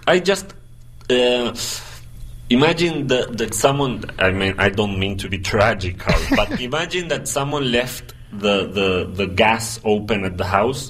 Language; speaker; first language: English; non-native, fluent; Spanish